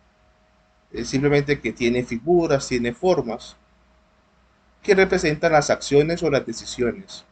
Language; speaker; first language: Spanish; native; Spanish